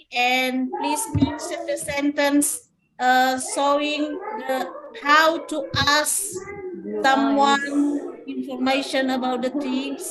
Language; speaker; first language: English; non-native, learner; Indonesian